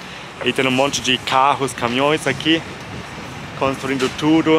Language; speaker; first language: Portuguese; non-native, fluent; German